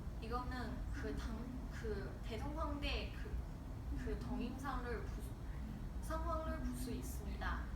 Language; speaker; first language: Korean; non-native, learner; Chinese